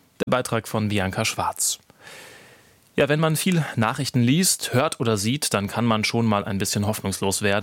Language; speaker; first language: German; native; German